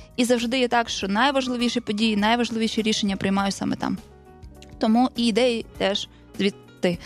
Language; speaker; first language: Ukrainian; native; Ukrainian